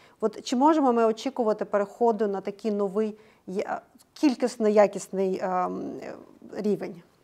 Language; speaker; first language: Ukrainian; native; Ukrainian